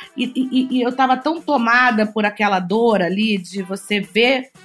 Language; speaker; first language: Portuguese; native; Portuguese